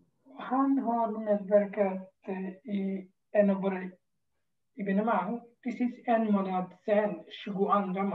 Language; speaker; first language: Swedish; non-native, fluent; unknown